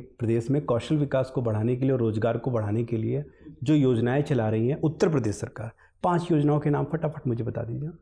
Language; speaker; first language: Hindi; native; Hindi